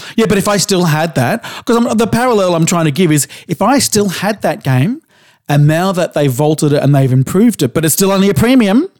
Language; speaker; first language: English; native; English